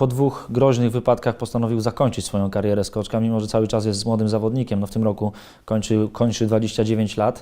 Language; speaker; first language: Polish; native; Polish